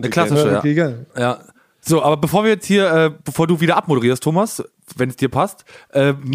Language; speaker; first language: German; native; German